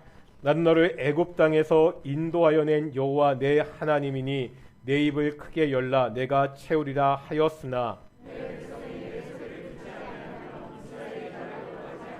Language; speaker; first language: Korean; native; Korean